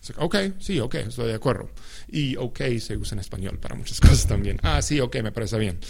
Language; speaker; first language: Spanish; non-native, fluent; English